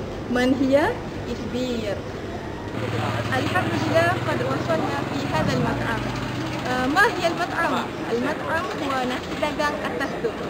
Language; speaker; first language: Arabic; non-native, learner; Malay